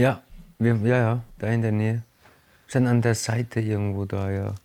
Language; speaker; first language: German; early bilingual, other home language; Italian